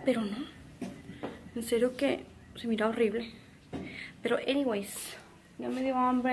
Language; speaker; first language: Spanish; early bilingual, heritage; Spanish